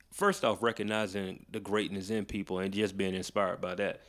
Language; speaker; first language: English; native; English